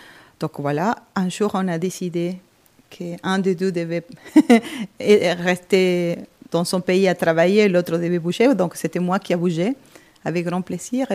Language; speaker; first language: French; non-native, fluent; Spanish